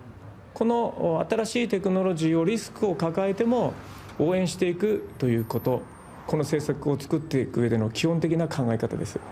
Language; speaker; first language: Japanese; native; Japanese